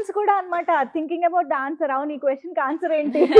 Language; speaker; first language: Telugu; native; Telugu